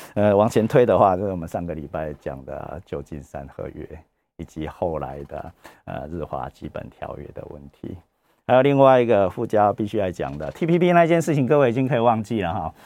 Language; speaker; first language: Chinese; native; Chinese